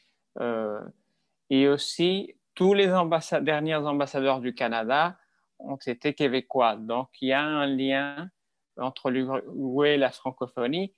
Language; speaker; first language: French; non-native, fluent; Spanish